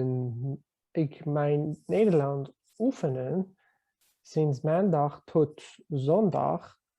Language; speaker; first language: Dutch; non-native, learner; Persian